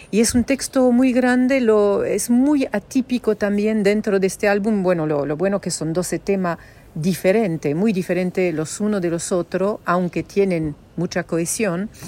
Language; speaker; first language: Spanish; non-native, fluent; French